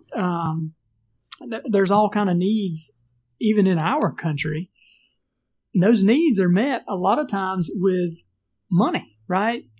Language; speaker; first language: English; native; English